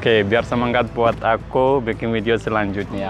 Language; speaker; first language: Indonesian; non-native, learner; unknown